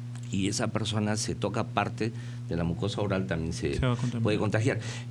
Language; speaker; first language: Spanish; native; Spanish